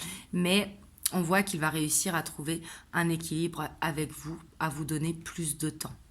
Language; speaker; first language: French; native; French